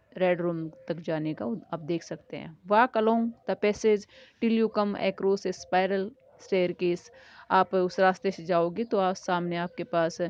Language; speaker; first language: Hindi; native; Hindi